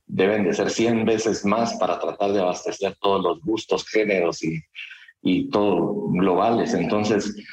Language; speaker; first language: Spanish; native; Spanish